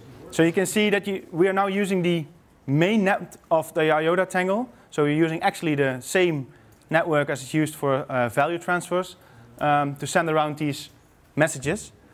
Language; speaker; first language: English; non-native, fluent; Dutch